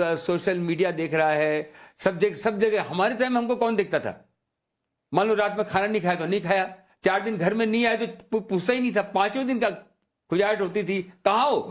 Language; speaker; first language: Hindi; native; Hindi